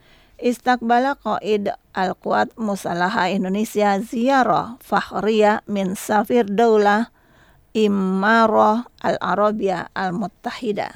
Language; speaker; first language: Arabic; non-native, fluent; Indonesian